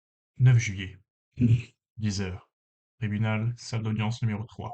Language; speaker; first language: French; native; French